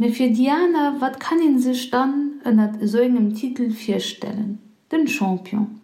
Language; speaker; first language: Luxembourgish; non-native, fluent; Polish